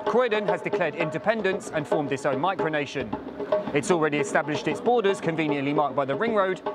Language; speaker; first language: English; native; English